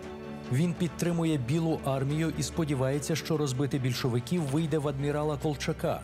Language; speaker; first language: Ukrainian; native; Ukrainian